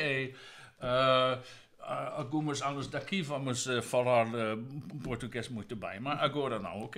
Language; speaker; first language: Portuguese; non-native, learner; Dutch